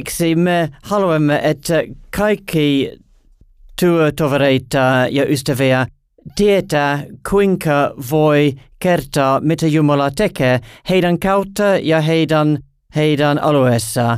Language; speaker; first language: Finnish; non-native, learner; English